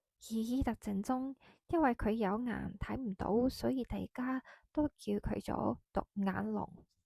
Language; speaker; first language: Cantonese; non-native, fluent; Japanese